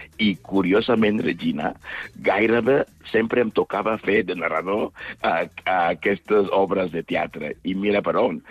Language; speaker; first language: Catalan; non-native, fluent; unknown